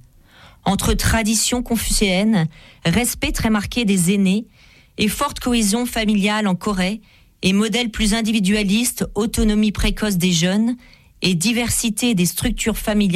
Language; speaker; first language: French; native; French